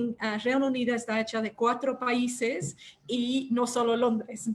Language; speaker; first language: Spanish; non-native, fluent; English